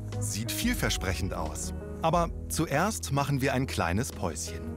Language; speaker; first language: German; native; German